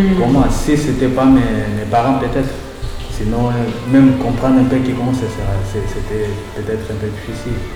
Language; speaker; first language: French; non-native, learner; Kongo